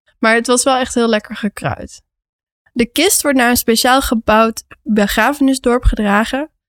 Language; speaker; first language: Dutch; native; Dutch